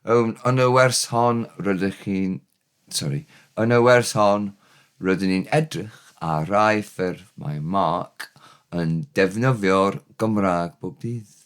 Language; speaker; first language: Welsh; non-native, learner; English